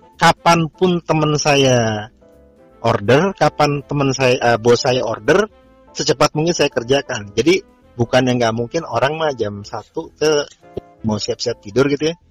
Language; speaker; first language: Indonesian; native; Indonesian